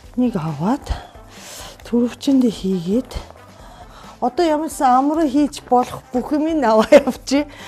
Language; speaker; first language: Mongolian; non-native, fluent; Japanese